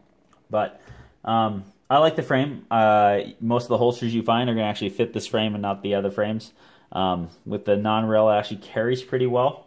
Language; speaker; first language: English; native; English